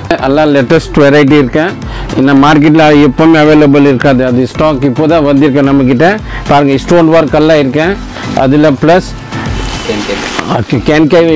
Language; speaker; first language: Tamil; non-native, local second language; Hindi